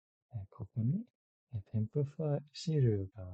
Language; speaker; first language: Japanese; non-native, fluent; English